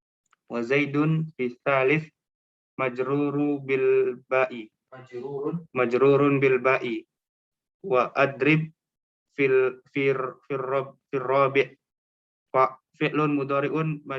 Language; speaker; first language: Arabic; non-native, learner; Indonesian